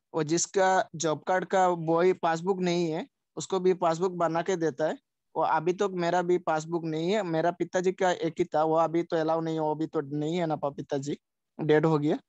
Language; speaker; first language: Hindi; non-native, local second language; Sylheti